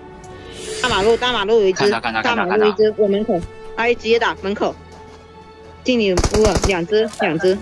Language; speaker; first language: Chinese; native; Chinese